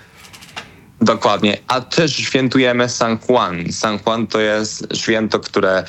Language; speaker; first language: Polish; non-native, learner; Spanish